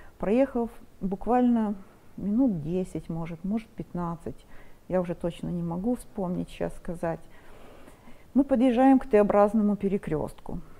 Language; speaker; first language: Russian; non-native, local second language; Romanian